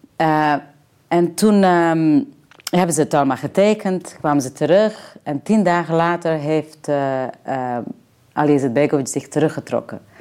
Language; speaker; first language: Dutch; non-native, fluent; Serbian